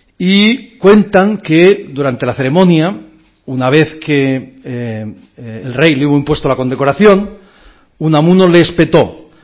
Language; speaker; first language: Spanish; native; Spanish